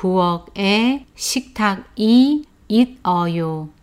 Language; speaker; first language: Korean; non-native, fluent; Chinese